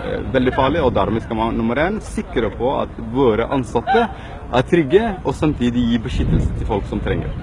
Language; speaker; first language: Norwegian; early bilingual, other home language; Somali